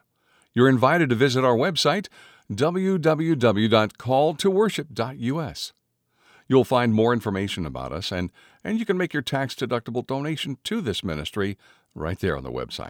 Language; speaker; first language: English; native; English